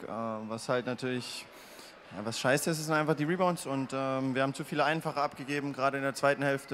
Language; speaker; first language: German; native; German